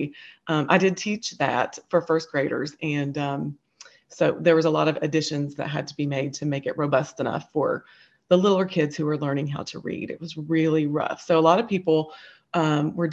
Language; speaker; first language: English; native; English